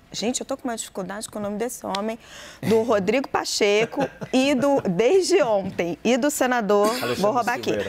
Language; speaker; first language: Portuguese; native; Portuguese